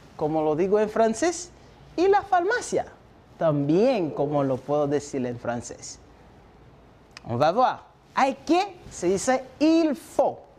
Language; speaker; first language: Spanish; non-native, fluent; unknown